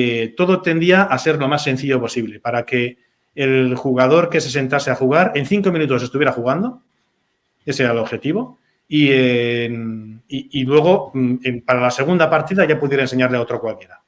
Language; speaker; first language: Spanish; native; Spanish